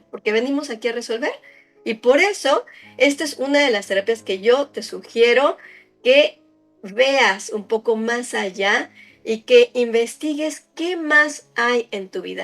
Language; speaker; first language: Spanish; native; Spanish